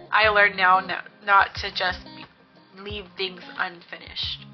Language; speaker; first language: English; native; English